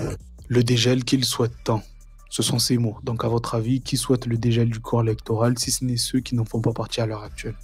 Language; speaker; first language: French; native; French